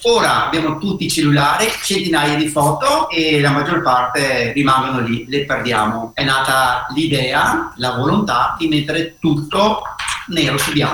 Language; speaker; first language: Italian; native; Italian